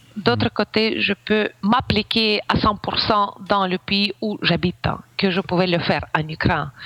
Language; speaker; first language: French; non-native, fluent; Ukrainian